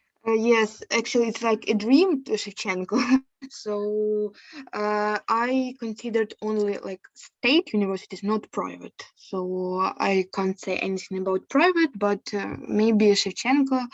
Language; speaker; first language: English; non-native, fluent; Ukrainian